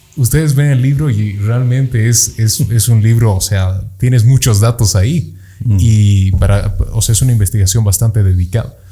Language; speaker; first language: Spanish; native; Spanish